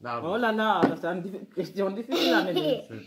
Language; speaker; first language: French; non-native, learner; English